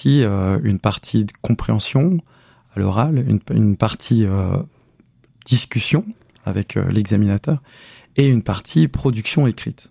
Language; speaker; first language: French; native; French